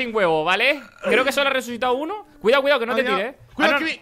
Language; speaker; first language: Spanish; native; Spanish